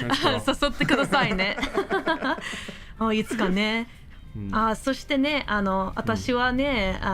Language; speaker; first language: Japanese; non-native, learner; English